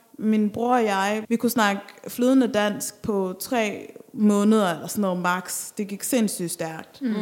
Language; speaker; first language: Danish; early bilingual, other home language; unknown